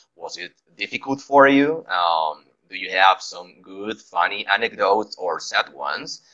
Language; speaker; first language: English; non-native, fluent; Spanish